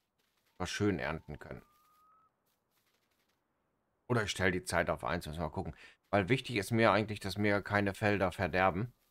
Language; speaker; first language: German; native; German